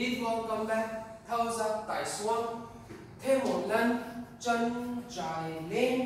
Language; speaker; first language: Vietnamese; non-native, learner; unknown